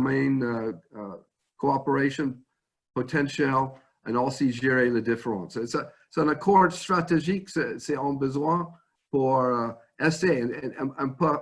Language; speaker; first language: French; non-native, fluent; English